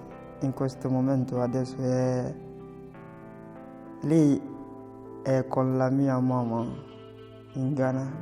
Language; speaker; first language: Italian; non-native, learner; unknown